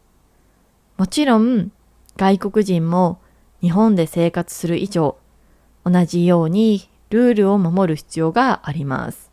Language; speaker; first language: Japanese; native; Japanese